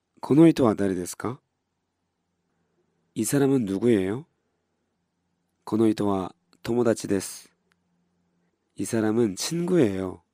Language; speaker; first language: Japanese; non-native, fluent; Korean